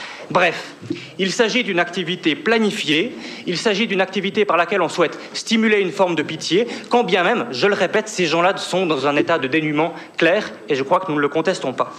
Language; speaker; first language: French; native; French